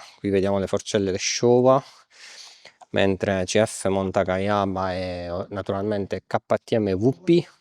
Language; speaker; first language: Italian; native; Italian